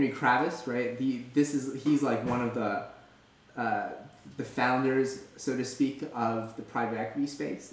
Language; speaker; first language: English; native; English